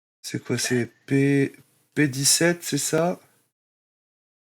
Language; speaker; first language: French; native; French